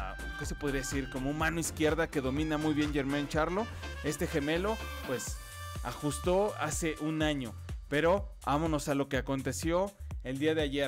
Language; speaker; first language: Spanish; native; Spanish